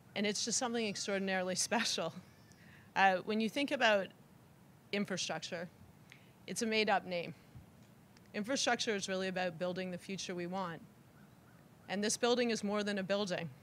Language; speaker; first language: English; native; English